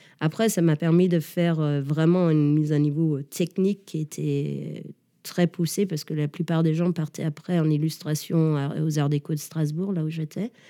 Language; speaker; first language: French; early bilingual, other home language; Danish